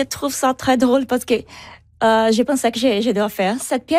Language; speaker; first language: French; non-native, learner; Portuguese